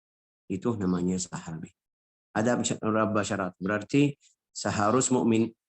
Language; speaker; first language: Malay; non-native, fluent; Arabic